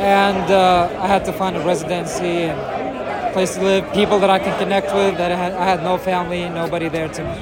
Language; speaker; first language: English; non-native, fluent; Arabic